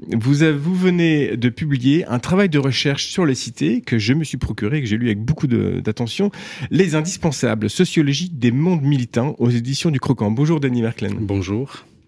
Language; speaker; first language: French; native; French